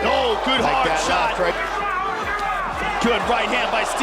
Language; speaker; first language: English; native; English